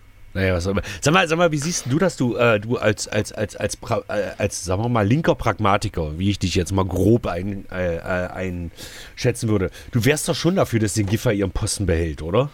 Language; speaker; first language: German; native; German